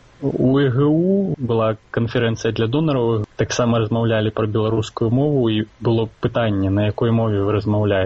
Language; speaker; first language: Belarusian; non-native, local second language; Russian